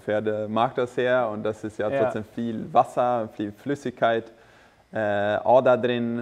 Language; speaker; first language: German; non-native, fluent; Swedish